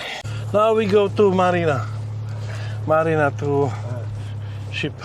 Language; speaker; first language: English; non-native, learner; Slovak